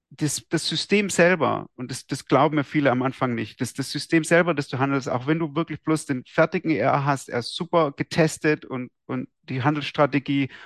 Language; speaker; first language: German; native; German